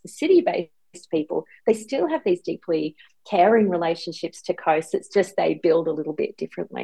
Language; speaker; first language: English; native; English